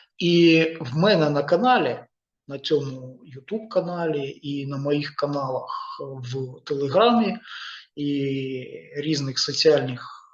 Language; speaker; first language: Ukrainian; non-native, local second language; Russian